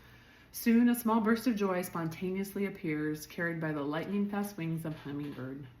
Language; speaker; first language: English; native; English